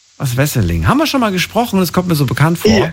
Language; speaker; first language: German; native; German